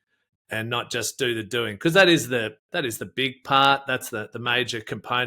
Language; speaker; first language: English; native; English